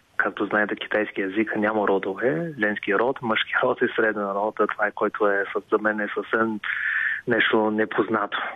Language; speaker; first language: Bulgarian; non-native, fluent; Chinese